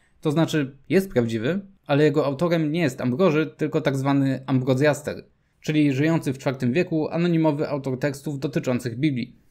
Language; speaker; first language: Polish; native; Polish